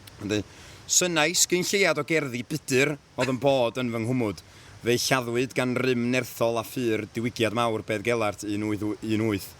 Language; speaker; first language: Welsh; native; Welsh